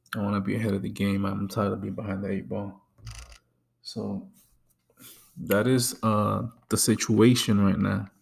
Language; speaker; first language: English; early bilingual, other home language; Spanish